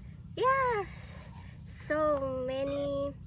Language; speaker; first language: English; non-native, learner; Indonesian